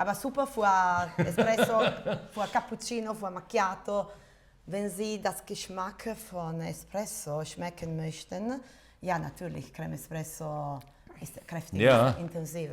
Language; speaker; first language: German; non-native, fluent; Italian